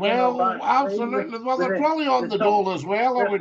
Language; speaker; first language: English; native; English